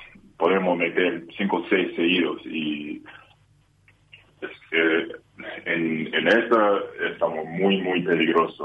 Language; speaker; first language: Spanish; non-native, learner; English